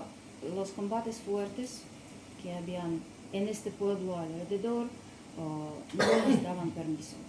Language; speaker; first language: Spanish; non-native, learner; Russian